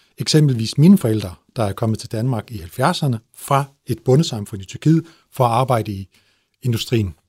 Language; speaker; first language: Danish; early bilingual, other home language; Turkish